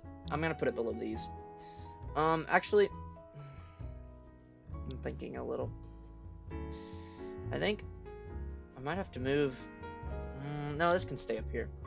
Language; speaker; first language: English; native; English